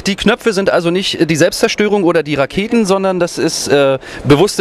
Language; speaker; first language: German; native; German